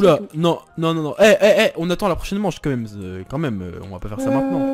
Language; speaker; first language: French; native; French